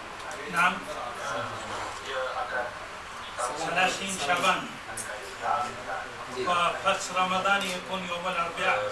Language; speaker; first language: Arabic; non-native, fluent; Urdu